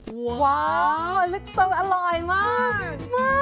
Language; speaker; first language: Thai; non-native, fluent; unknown